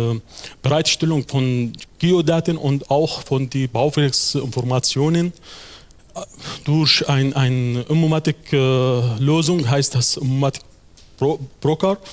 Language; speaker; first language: German; non-native, fluent; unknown